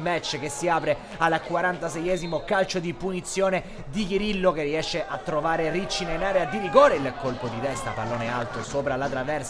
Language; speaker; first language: Italian; native; Italian